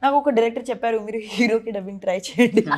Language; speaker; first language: Telugu; non-native, learner; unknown